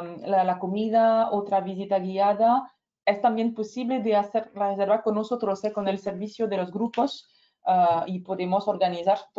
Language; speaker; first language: Spanish; non-native, fluent; French